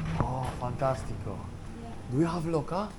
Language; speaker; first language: English; non-native, learner; Polish